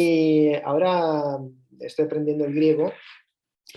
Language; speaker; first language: Spanish; early bilingual, heritage; Spanish